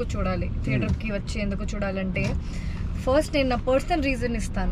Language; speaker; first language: Telugu; non-native, fluent; Hindi